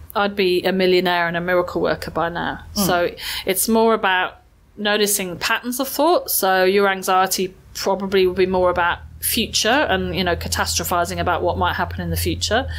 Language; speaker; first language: English; native; English